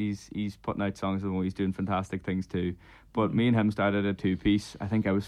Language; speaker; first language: English; native; English